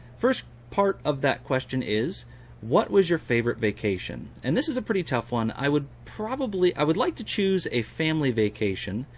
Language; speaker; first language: English; native; English